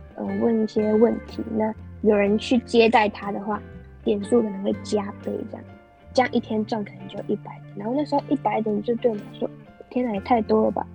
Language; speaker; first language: Chinese; native; Chinese